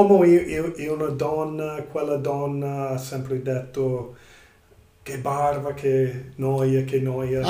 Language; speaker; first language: Italian; non-native, learner; English